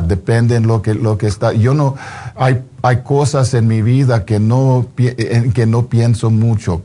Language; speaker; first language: Spanish; non-native, fluent; English